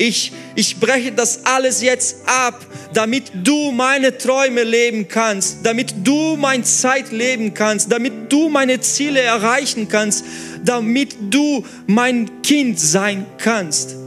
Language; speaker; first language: German; non-native, fluent; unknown